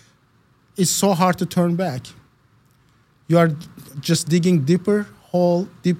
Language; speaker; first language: English; non-native, fluent; Turkish